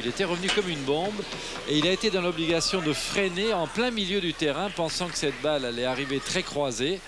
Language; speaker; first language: French; native; French